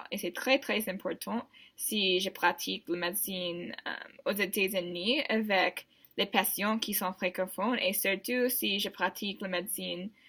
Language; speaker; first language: French; non-native, learner; English